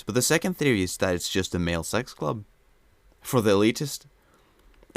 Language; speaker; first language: English; native; English